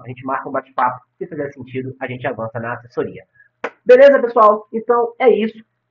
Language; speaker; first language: Portuguese; native; Portuguese